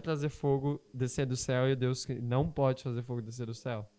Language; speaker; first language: Portuguese; native; Portuguese